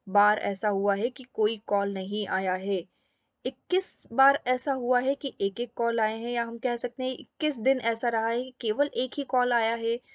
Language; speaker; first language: Hindi; native; Hindi